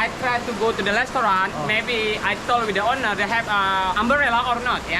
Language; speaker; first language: English; non-native, learner; Indonesian